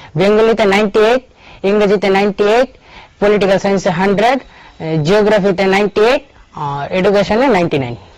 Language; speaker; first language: Bangla; native; Bangla